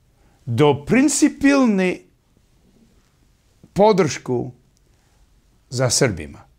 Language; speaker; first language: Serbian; early bilingual, heritage; English